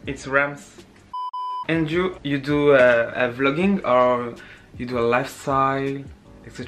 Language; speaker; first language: English; non-native, learner; French